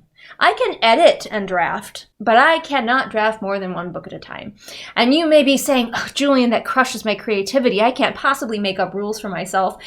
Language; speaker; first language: English; native; English